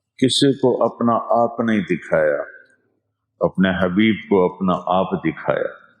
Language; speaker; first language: Urdu; non-native, local second language; Punjabi